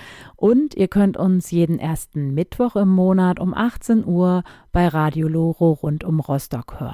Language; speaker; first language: German; native; German